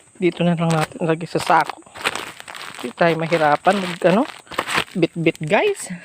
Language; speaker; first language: Filipino; native; Filipino